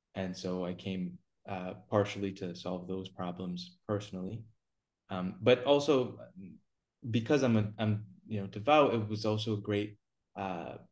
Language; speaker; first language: English; native; English